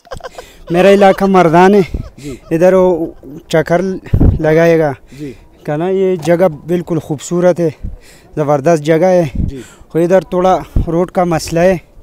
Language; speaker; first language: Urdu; non-native, local second language; Pashto